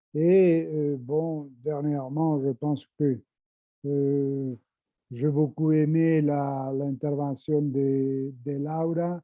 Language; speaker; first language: French; non-native, fluent; Spanish